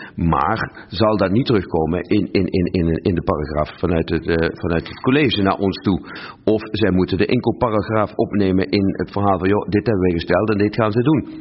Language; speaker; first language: Dutch; native; Dutch